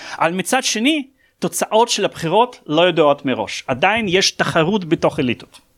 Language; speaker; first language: Hebrew; non-native, fluent; Russian